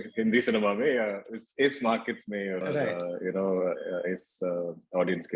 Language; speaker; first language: Hindi; non-native, local second language; Malayalam